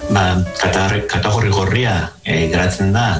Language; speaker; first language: Basque; native; Basque